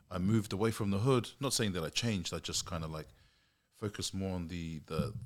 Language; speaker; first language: English; native; English